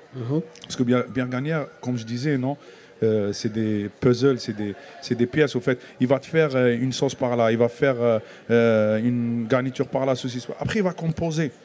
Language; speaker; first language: French; non-native, local second language; Kabyle